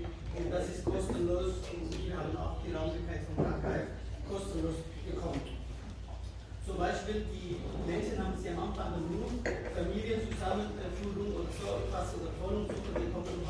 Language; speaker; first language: German; non-native, fluent; Somali